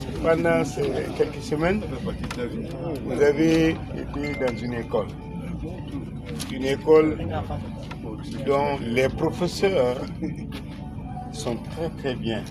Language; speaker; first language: French; non-native, local second language; Bambara